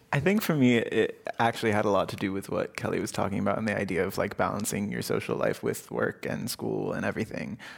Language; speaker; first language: English; early bilingual, other home language; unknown